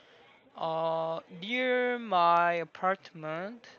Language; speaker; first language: English; non-native, learner; Korean